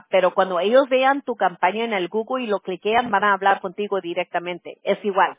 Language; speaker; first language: Spanish; early bilingual, heritage; Spanish